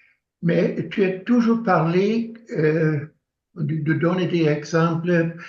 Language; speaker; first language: French; non-native, learner; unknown